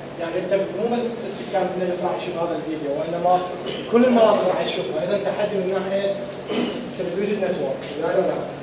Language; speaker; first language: Arabic; native; Arabic